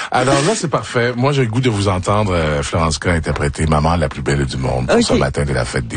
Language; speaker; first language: French; native; French